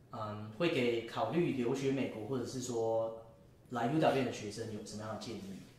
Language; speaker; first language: Chinese; native; Chinese